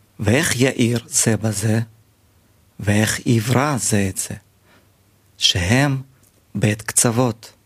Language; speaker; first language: Hebrew; native; Hebrew